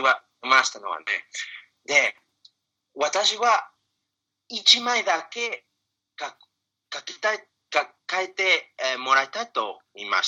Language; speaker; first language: Japanese; non-native, fluent; Spanish